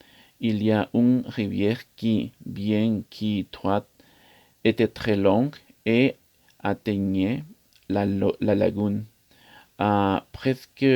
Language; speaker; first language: French; non-native, learner; Spanish